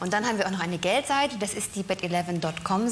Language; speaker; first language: German; native; German